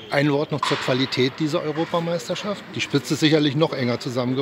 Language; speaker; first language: German; native; German